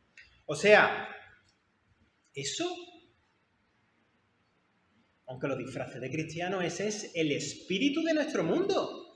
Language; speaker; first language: Spanish; native; Spanish